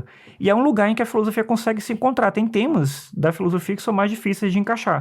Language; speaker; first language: Portuguese; native; Portuguese